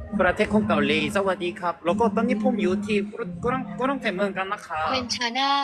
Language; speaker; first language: Thai; non-native, learner; Korean